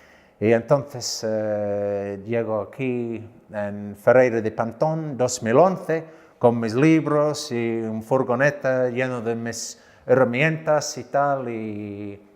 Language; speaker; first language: Spanish; non-native, learner; English